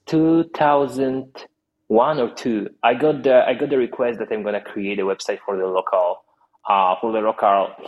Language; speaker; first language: English; non-native, fluent; Polish